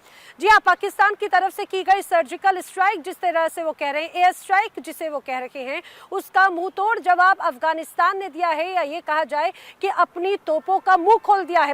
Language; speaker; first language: Hindi; native; Hindi